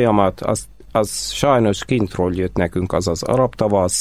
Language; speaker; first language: Hungarian; non-native, fluent; Arabic